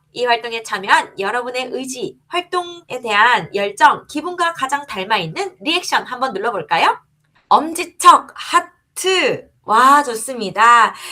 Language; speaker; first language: Korean; native; Korean